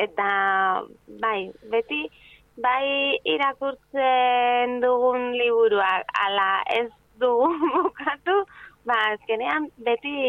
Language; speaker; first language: Basque; non-native, fluent; Spanish